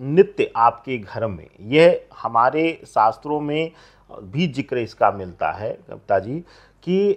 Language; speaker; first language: Hindi; native; Hindi